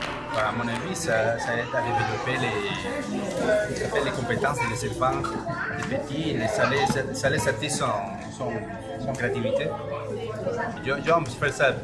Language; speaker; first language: French; non-native, learner; Spanish